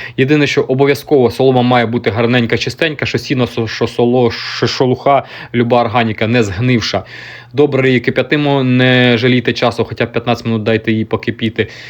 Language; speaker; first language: Ukrainian; native; Ukrainian